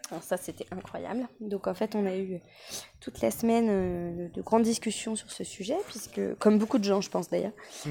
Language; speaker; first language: French; native; French